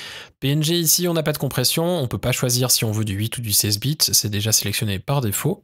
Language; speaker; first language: French; native; French